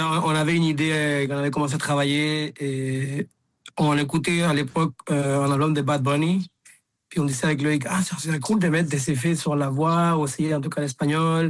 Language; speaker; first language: French; native; French